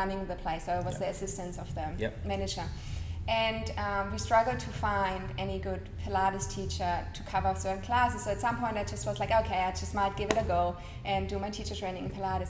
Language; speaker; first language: English; non-native, fluent; German